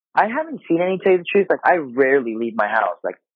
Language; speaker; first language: English; non-native, fluent; Japanese